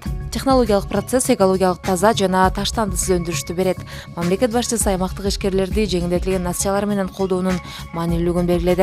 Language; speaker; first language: Kyrgyz; native; Kyrgyz